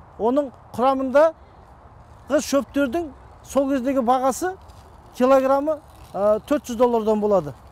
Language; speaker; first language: Kazakh; early bilingual, heritage; Kazakh